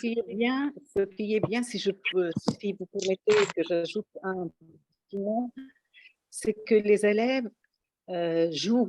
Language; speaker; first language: French; non-native, local second language; Arabic